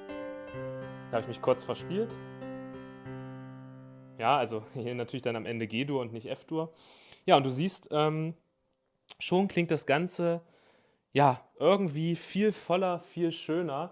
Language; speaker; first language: German; native; German